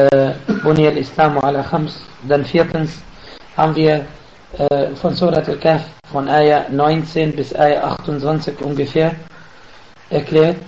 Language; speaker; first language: German; non-native, fluent; Arabic